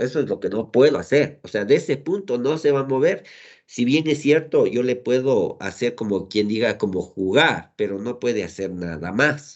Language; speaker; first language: Spanish; native; Spanish